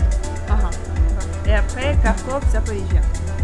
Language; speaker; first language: French; non-native, fluent; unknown